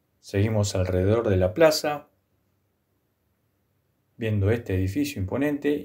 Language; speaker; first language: Spanish; native; Spanish